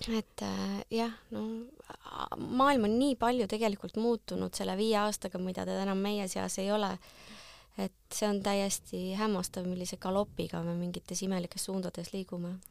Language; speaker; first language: Estonian; native; Estonian